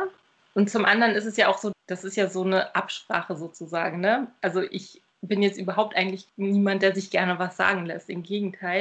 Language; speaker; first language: German; native; German